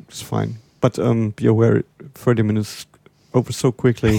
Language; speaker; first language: English; non-native, fluent; German